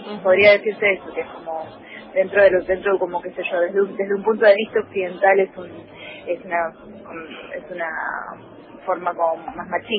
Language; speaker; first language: Spanish; early bilingual, other home language; Korean